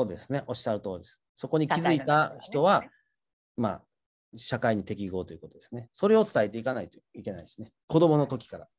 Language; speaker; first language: Japanese; native; Japanese